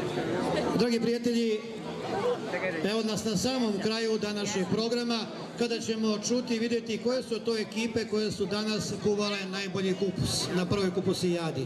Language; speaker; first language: Bosnian; native; Bosnian